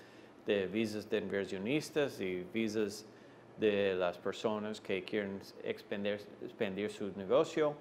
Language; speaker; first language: Spanish; non-native, fluent; English